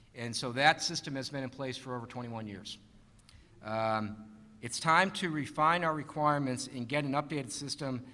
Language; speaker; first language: English; native; English